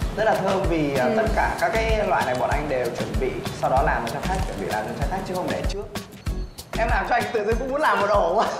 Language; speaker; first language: Vietnamese; early bilingual, heritage; Vietnamese